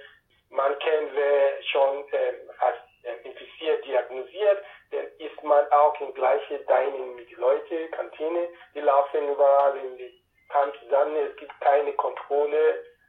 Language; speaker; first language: German; non-native, fluent; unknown